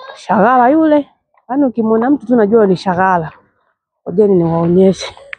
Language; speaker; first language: Swahili; native; Swahili